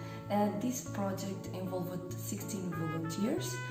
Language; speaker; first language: English; non-native, fluent; Portuguese